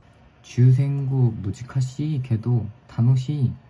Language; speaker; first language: Japanese; non-native, learner; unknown